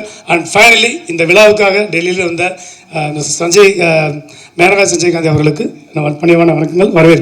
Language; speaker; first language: Tamil; native; Tamil